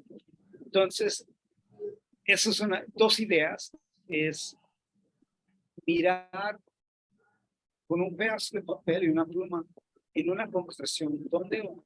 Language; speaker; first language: Spanish; non-native, fluent; English